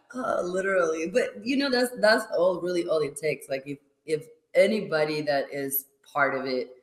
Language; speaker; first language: English; non-native, fluent; Spanish